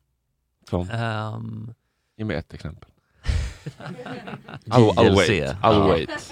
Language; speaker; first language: Swedish; native; Swedish